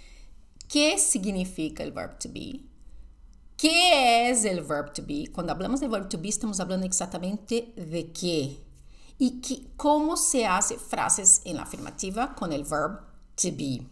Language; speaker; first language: Spanish; non-native, fluent; Portuguese